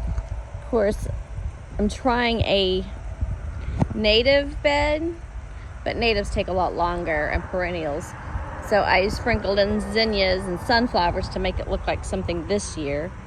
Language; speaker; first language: English; native; English